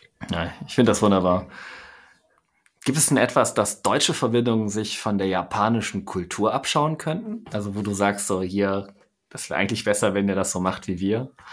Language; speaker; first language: German; native; German